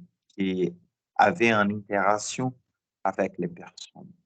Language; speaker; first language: French; non-native, learner; Portuguese